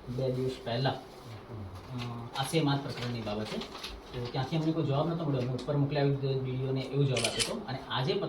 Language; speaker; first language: Gujarati; native; Gujarati